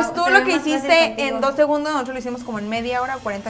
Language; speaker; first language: Spanish; native; Spanish